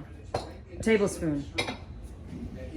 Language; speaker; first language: English; native; English